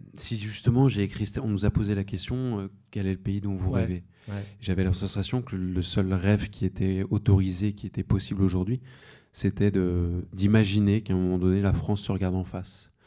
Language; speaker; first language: French; native; French